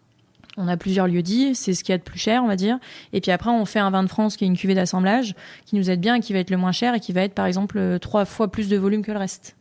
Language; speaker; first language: French; native; French